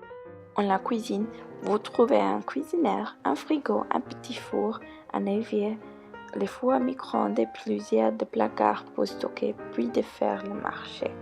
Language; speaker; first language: French; non-native, learner; Spanish